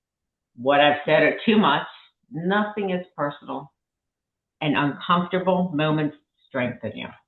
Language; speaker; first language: English; native; English